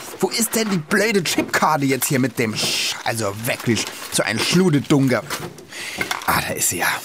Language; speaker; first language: German; native; German